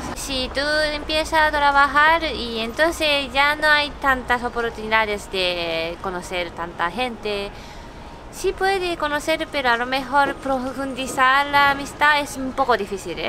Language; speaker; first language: Spanish; non-native, learner; Japanese